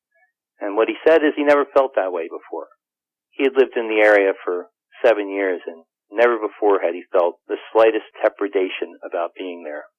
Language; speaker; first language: English; native; English